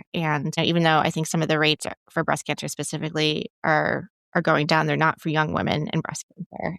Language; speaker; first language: English; native; English